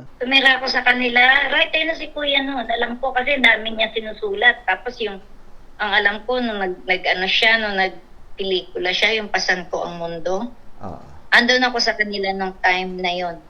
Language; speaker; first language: Filipino; native; Filipino